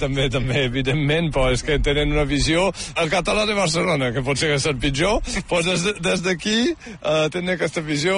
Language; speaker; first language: Catalan; native; Catalan